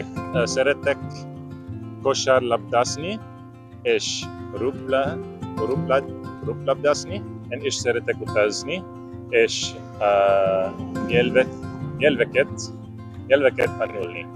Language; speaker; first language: Hungarian; non-native, learner; English